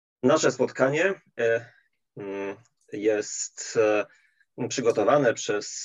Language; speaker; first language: Polish; native; Polish